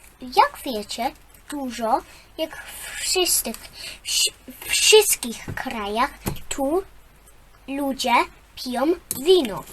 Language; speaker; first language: Polish; non-native, learner; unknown